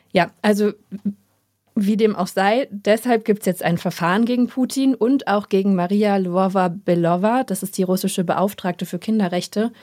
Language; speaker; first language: German; native; German